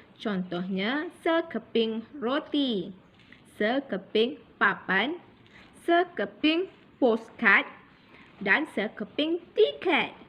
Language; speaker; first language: Malay; native; Malay